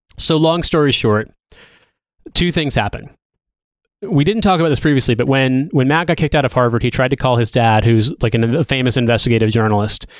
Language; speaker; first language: English; native; English